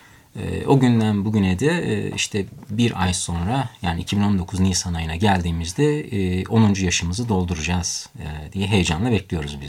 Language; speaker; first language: Turkish; native; Turkish